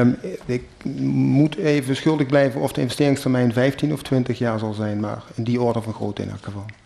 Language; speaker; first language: Dutch; native; Dutch